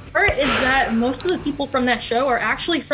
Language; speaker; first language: English; native; English